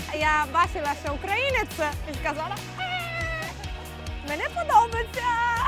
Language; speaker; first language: Ukrainian; non-native, learner; Italian